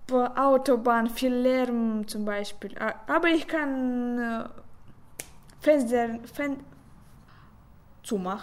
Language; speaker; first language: German; non-native, learner; Russian